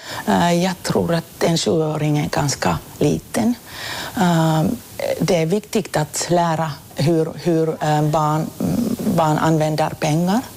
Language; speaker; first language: Swedish; non-native, local second language; Finnish